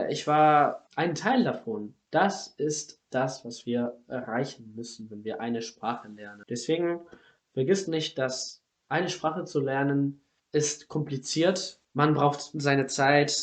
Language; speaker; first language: German; non-native, fluent; Spanish